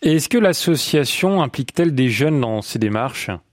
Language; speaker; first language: French; native; French